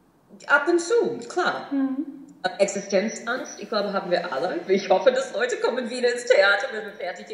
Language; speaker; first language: German; non-native, fluent; English